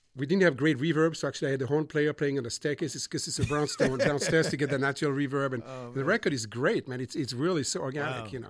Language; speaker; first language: English; non-native, fluent; French